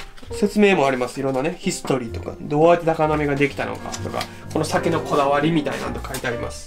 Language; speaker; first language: Japanese; native; Japanese